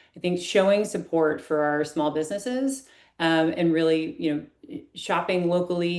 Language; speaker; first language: English; native; English